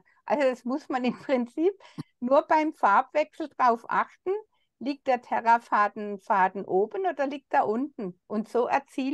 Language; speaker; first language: German; native; German